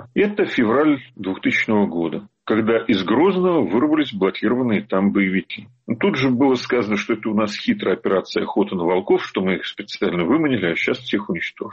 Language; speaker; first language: Russian; native; Russian